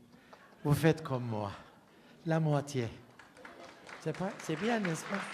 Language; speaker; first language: French; non-native, fluent; Turkish